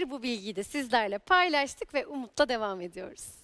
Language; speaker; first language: Turkish; native; Turkish